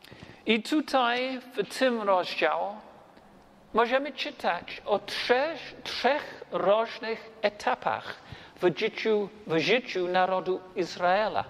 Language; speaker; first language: Polish; non-native, learner; English